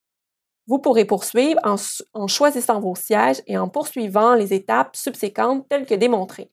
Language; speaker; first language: French; native; French